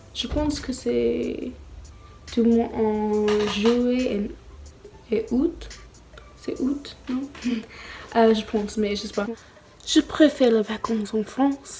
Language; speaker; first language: French; non-native, learner; English